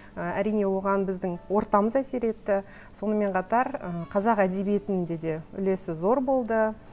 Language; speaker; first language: Kazakh; non-native, local second language; Russian